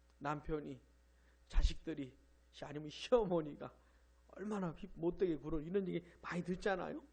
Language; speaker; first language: Korean; native; Korean